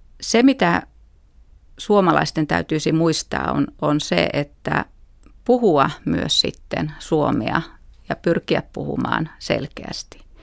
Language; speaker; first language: Finnish; native; Finnish